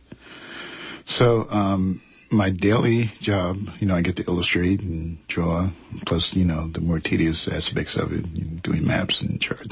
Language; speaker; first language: English; native; English